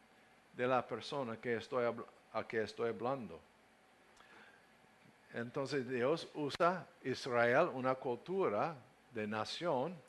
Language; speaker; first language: Spanish; non-native, learner; English